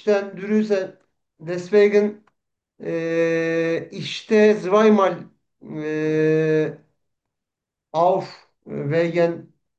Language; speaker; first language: German; non-native, learner; Turkish